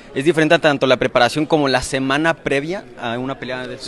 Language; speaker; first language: Spanish; native; Spanish